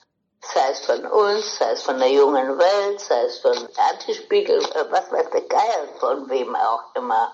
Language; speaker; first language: German; native; German